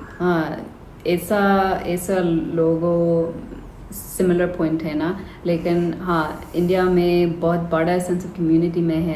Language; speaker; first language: Hindi; non-native, learner; English